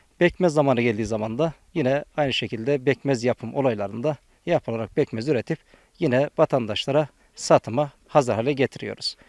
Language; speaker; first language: Turkish; native; Turkish